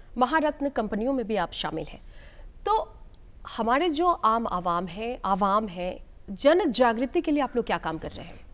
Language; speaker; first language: Hindi; native; Hindi